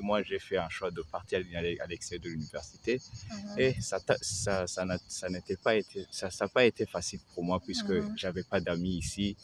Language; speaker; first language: French; non-native, local second language; Rundi